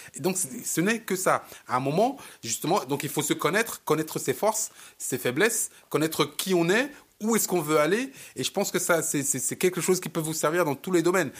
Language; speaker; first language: French; early bilingual, other home language; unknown